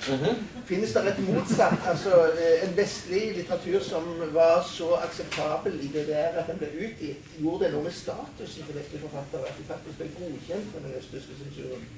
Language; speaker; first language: Norwegian; native; Norwegian